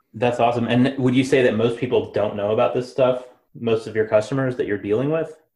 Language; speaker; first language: English; native; English